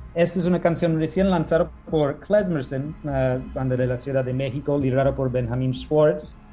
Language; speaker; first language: Spanish; non-native, fluent; English